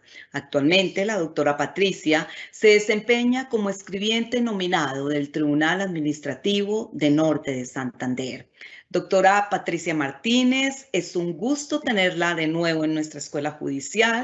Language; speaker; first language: Spanish; native; Spanish